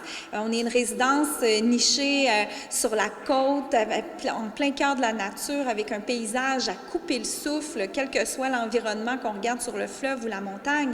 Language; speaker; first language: French; native; French